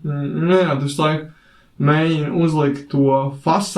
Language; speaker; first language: Latvian; native; Latvian